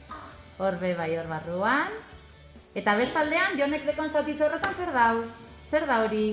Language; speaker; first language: Basque; native; Basque